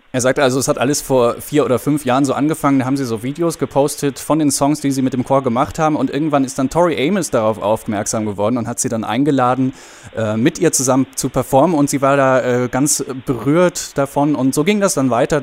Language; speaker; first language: German; native; German